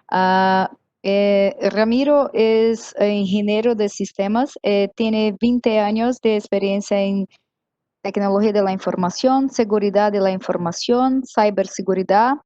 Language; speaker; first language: Spanish; non-native, learner; Portuguese